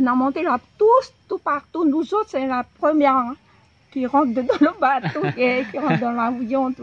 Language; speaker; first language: French; non-native, local second language; Javanese